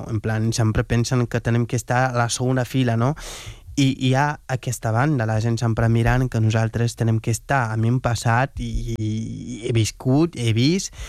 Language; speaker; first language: Catalan; non-native, fluent; Wolof